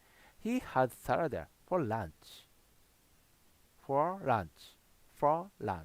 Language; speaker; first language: English; non-native, learner; Japanese